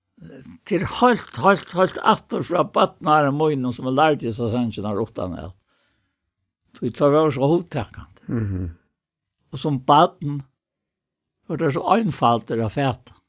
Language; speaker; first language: Danish; non-native, local second language; Faroese